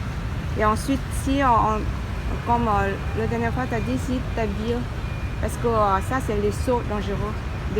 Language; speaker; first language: French; non-native, learner; Vietnamese